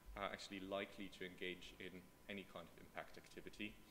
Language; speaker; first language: English; non-native, fluent; German